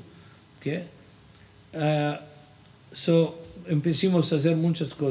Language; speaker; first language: Spanish; non-native, fluent; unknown